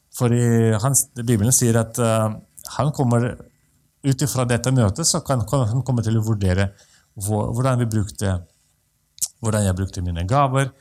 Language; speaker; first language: Norwegian; non-native, fluent; Russian